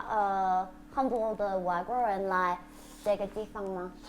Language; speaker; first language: Chinese; non-native, learner; English